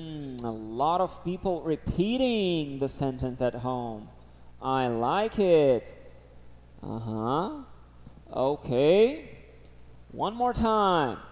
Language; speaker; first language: English; non-native, fluent; Portuguese